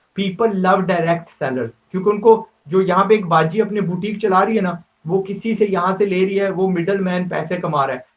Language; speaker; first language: Urdu; native; Urdu